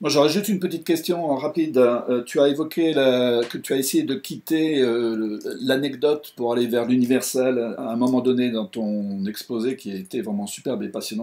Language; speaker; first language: French; native; French